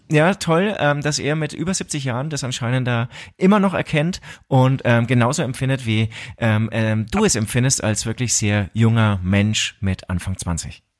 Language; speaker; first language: German; native; German